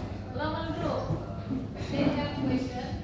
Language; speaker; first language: English; non-native, learner; Indonesian